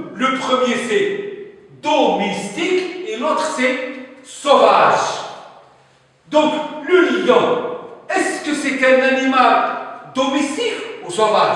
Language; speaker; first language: French; non-native, local second language; Arabic